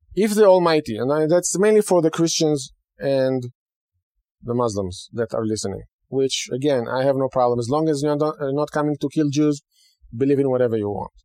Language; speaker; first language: English; non-native, fluent; Hebrew